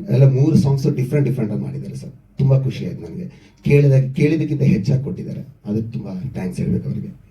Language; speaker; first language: Kannada; native; Kannada